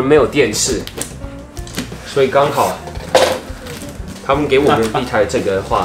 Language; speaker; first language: Chinese; non-native, fluent; English